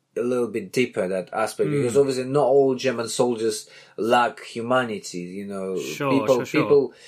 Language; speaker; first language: English; non-native, fluent; Belarusian